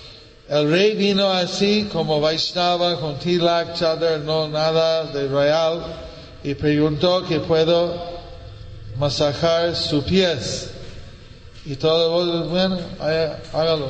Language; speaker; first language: Spanish; non-native, learner; English